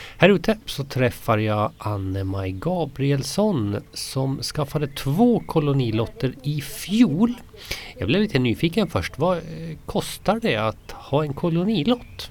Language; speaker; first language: Swedish; native; Swedish